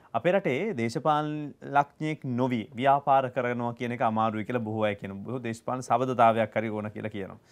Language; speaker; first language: Sinhala; native; Sinhala